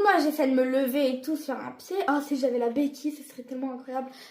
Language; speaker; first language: French; native; French